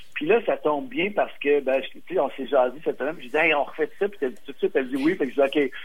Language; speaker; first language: French; native; French